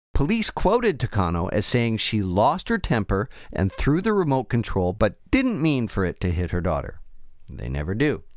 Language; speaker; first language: English; native; English